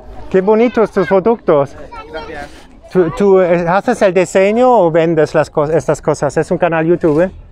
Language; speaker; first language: Spanish; non-native, learner; German